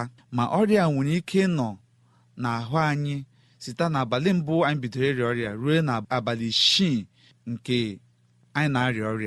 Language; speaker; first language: Igbo; native; Igbo